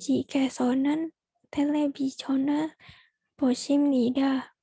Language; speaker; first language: Korean; non-native, learner; Indonesian